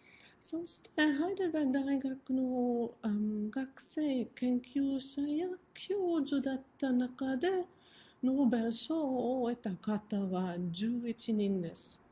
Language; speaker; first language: Japanese; non-native, fluent; German